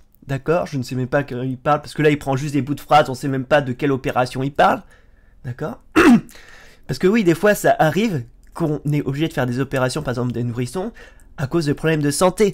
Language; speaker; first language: French; native; French